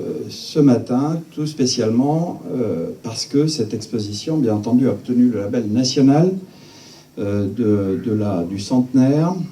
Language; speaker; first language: French; native; French